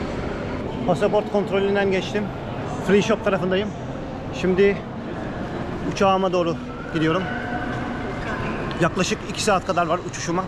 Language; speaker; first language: Turkish; native; Turkish